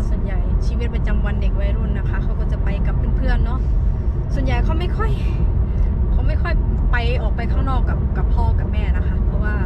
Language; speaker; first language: Thai; native; Thai